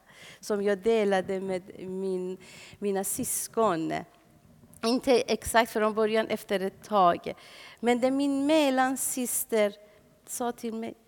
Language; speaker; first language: Swedish; non-native, fluent; Persian